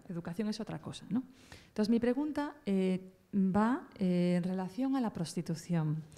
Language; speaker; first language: Spanish; native; Spanish